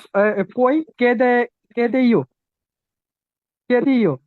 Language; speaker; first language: Italian; non-native, learner; Bangla